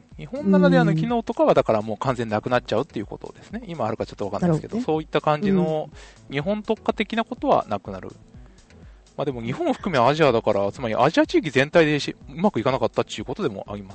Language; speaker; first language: Japanese; native; Japanese